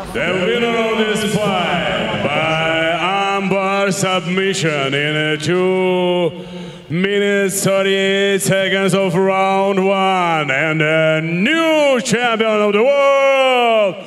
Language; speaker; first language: English; non-native, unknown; Ukrainian